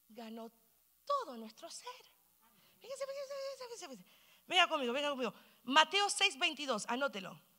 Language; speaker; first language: Spanish; early bilingual, heritage; Spanish